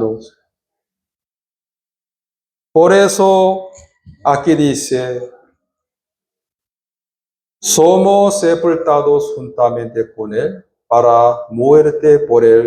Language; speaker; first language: Spanish; non-native, fluent; Korean